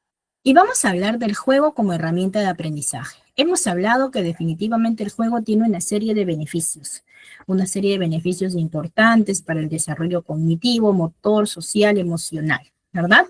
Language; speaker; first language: Spanish; native; Spanish